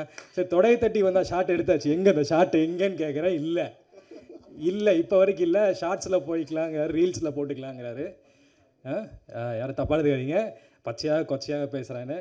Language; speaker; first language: Tamil; native; Tamil